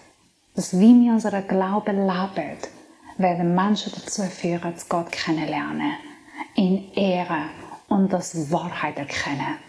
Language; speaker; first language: German; non-native, fluent; Persian